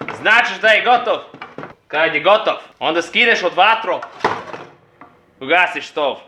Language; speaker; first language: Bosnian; non-native, learner; English